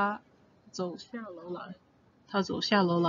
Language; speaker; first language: Chinese; non-native, fluent; English